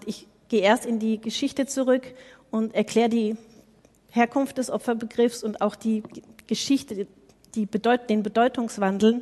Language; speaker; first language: German; native; German